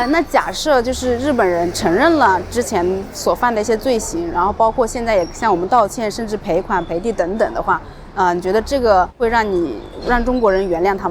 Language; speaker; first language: Chinese; native; Chinese